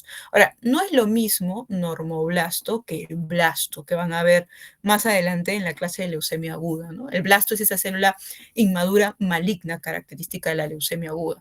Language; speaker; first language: Spanish; native; Spanish